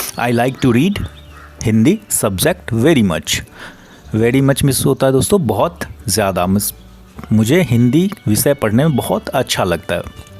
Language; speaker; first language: Hindi; native; Hindi